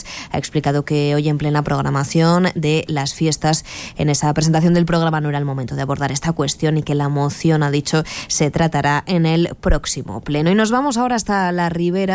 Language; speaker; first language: Spanish; native; Spanish